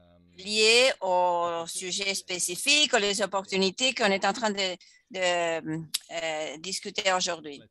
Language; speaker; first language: French; non-native, fluent; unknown